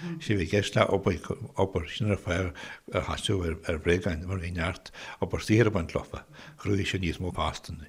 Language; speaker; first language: Irish; native; Irish